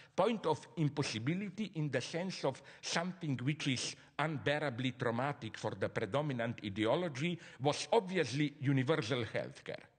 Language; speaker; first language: English; non-native, fluent; Slovenian